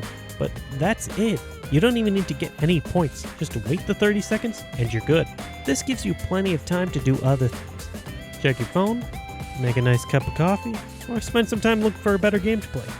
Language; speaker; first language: English; native; English